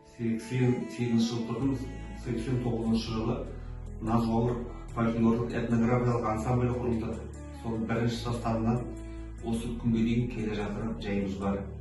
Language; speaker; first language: Kazakh; native; Kazakh